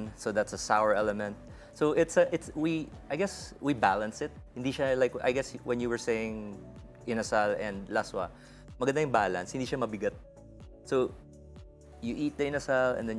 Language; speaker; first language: English; non-native, local second language; Hiligaynon